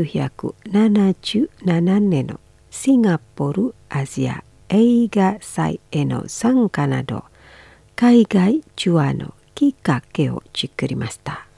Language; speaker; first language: Japanese; non-native, fluent; Indonesian